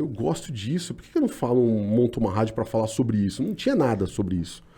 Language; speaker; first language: Portuguese; native; Portuguese